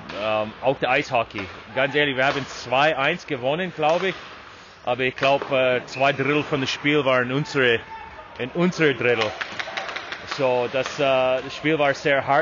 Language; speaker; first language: German; non-native, learner; English